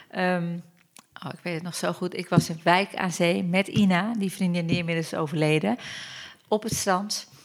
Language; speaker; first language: Dutch; early bilingual, other home language; Turkish